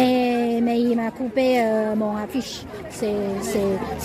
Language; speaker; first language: French; non-native, learner; Chinese